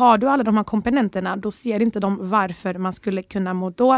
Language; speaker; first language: Swedish; early bilingual, other home language; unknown